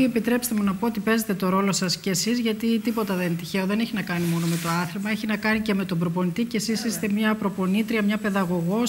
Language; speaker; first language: Greek; native; Greek